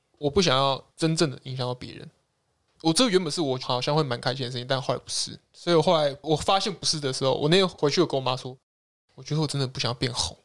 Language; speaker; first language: Chinese; native; Chinese